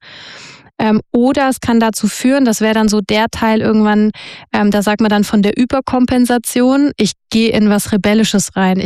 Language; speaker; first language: German; native; German